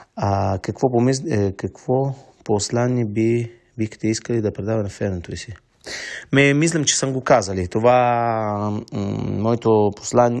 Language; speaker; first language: Bulgarian; non-native, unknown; Italian